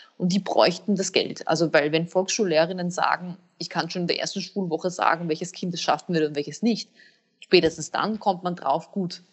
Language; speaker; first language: German; early bilingual, other home language; Bosnian